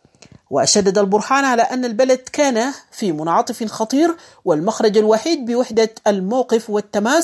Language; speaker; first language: Arabic; native; Arabic